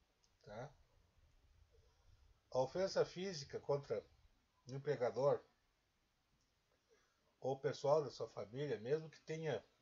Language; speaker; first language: Portuguese; native; Portuguese